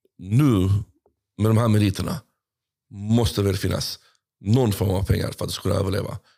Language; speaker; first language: Swedish; early bilingual, other home language; Arabic